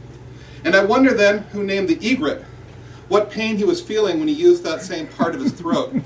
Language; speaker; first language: English; native; English